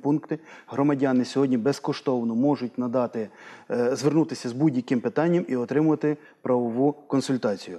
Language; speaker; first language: Ukrainian; native; Ukrainian